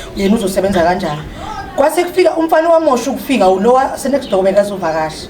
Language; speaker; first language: Zulu; non-native, local second language; Swati